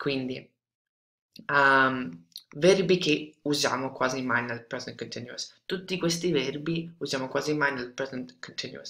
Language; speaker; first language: Italian; non-native, fluent; English